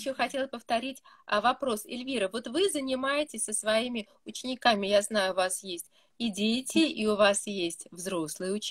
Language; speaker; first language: Russian; native; Russian